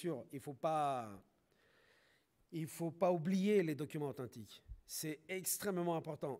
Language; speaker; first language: French; non-native, fluent; Spanish